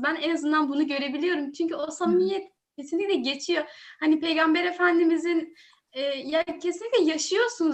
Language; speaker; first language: Turkish; native; Turkish